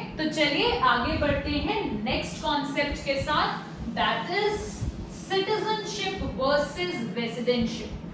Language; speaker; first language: Hindi; native; Hindi